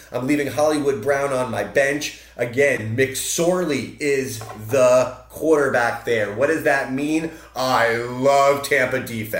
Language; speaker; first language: English; native; English